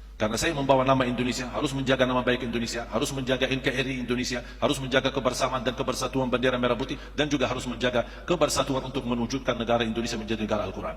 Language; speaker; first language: Indonesian; non-native, fluent; Arabic